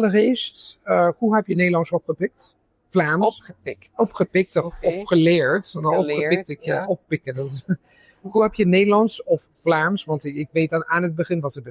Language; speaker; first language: Dutch; non-native, fluent; Italian